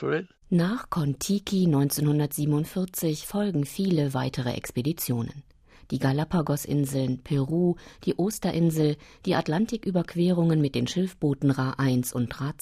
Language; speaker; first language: German; native; German